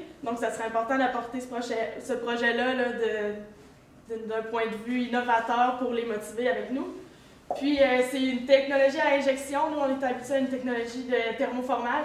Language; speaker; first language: French; native; French